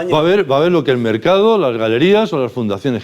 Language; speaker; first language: Spanish; native; Spanish